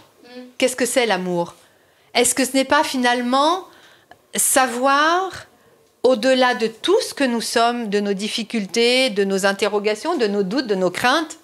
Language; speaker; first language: French; native; French